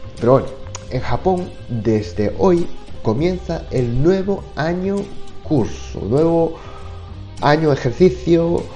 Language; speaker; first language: Spanish; non-native, fluent; Japanese